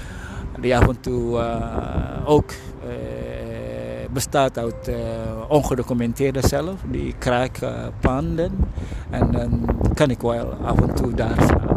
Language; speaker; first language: Dutch; non-native, fluent; Indonesian